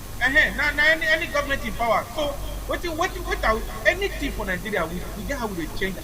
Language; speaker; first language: Nigerian Pidgin; non-native, local second language; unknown